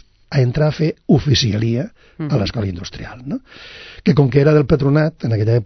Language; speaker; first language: Catalan; non-native, local second language; Spanish